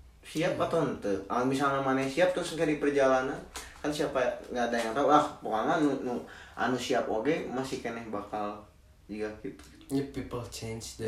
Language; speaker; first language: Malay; non-native, local second language; Sundanese